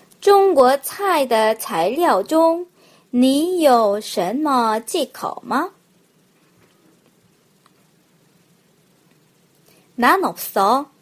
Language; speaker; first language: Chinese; non-native, fluent; Korean